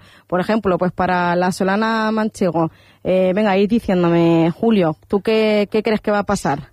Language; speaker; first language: Spanish; native; Spanish